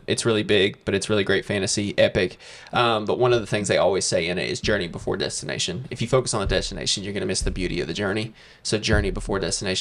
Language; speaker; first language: English; native; English